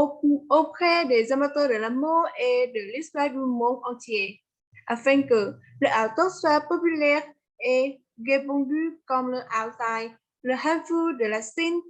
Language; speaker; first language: French; non-native, learner; Vietnamese